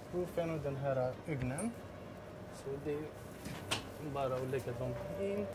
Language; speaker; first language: Swedish; non-native, fluent; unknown